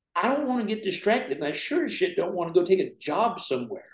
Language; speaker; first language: English; native; English